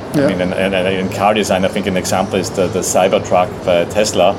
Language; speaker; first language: English; non-native, fluent; German